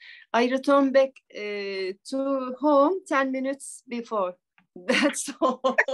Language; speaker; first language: English; non-native, learner; Turkish